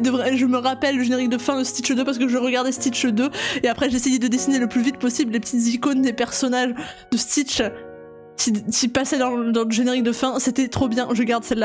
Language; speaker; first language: French; native; French